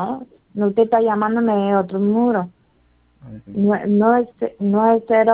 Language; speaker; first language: Spanish; non-native, learner; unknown